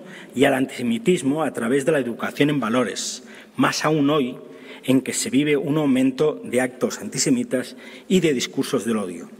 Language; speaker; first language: Spanish; native; Spanish